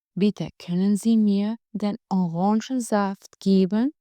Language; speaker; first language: German; non-native, fluent; Albanian